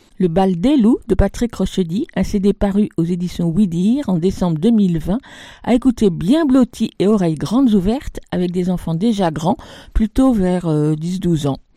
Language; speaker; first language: French; native; French